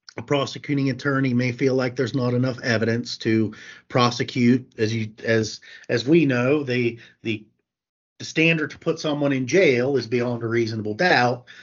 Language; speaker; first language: English; native; English